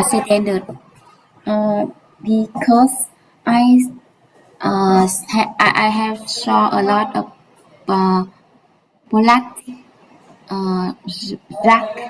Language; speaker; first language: English; non-native, learner; Vietnamese